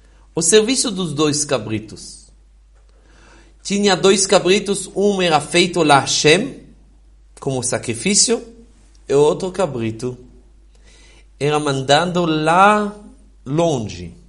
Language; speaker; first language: Portuguese; non-native, fluent; Hebrew